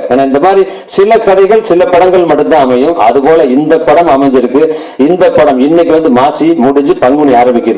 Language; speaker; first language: Tamil; native; Tamil